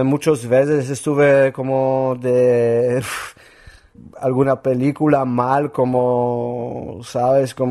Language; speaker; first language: Spanish; non-native, learner; Polish